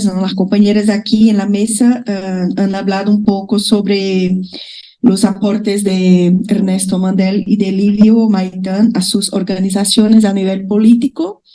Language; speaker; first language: Spanish; non-native, fluent; Portuguese